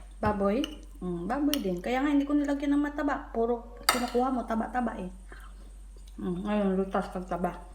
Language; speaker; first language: Filipino; non-native, local second language; Cebuano